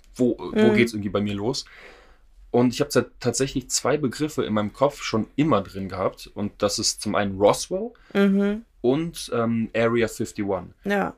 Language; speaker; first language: German; non-native, fluent; Russian